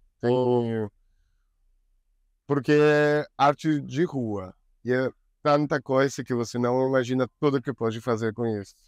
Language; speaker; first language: Portuguese; non-native, learner; Spanish